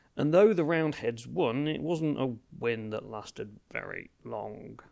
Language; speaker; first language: English; native; English